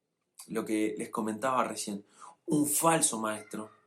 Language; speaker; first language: Spanish; native; Spanish